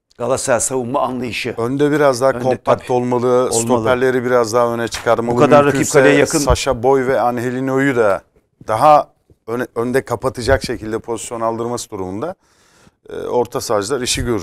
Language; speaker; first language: Turkish; native; Turkish